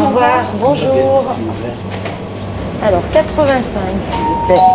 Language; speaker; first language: French; native; French